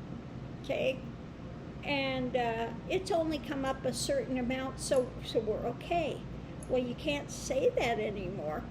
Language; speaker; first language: English; native; English